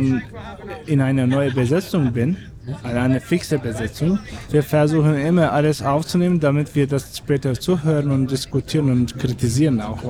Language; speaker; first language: German; non-native, fluent; Turkish